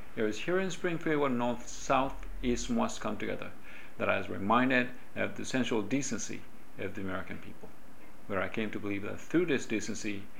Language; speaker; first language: English; non-native, fluent; Japanese